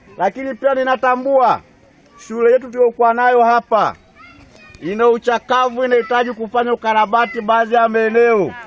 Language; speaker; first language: Swahili; native; Swahili